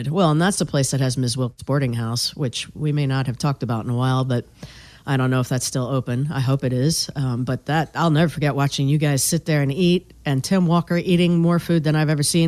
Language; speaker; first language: English; native; English